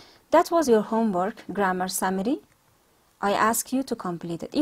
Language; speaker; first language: English; non-native, fluent; Persian